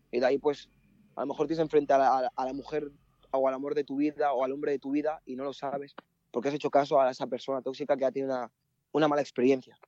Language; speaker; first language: Spanish; early bilingual, other home language; Mandingo